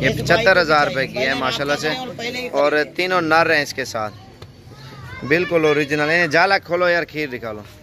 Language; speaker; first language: Urdu; non-native, local second language; Punjabi